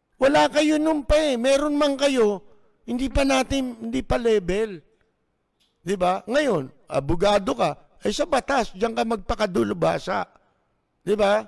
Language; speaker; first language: Filipino; native; Filipino